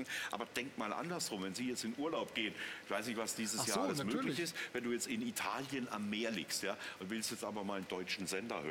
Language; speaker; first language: German; native; German